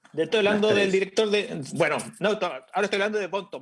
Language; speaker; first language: Spanish; native; Spanish